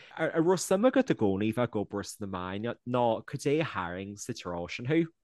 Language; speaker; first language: Irish; native; Irish